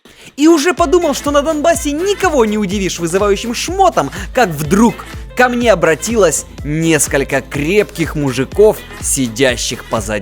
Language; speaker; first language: Russian; native; Russian